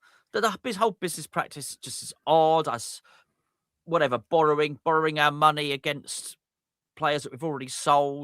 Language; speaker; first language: English; native; English